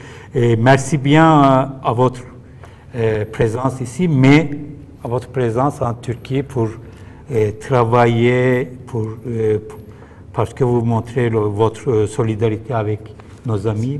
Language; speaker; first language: French; non-native, fluent; Turkish